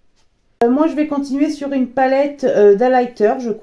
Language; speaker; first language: French; native; French